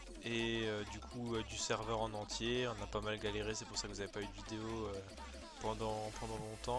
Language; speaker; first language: French; native; French